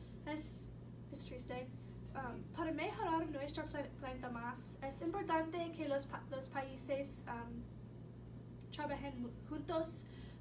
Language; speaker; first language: Spanish; non-native, learner; English